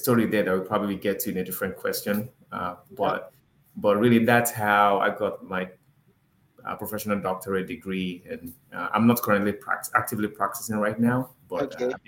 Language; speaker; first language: English; non-native, local second language; Yoruba